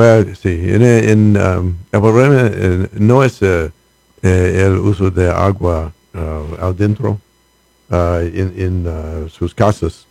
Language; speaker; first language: Spanish; non-native, learner; English